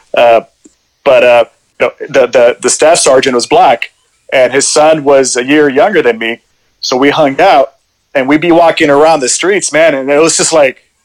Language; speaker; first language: English; early bilingual, other home language; Spanish